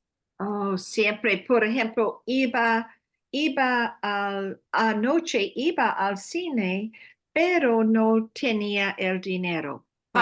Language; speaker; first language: Spanish; non-native, learner; English